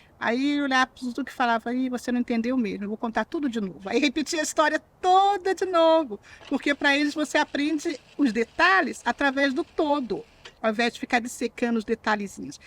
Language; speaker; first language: Portuguese; native; Portuguese